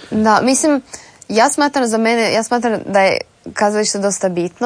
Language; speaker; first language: Serbian; native; Serbian